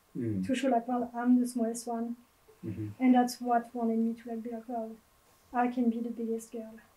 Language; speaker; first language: English; non-native, fluent; French